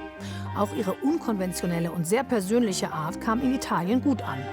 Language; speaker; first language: German; native; German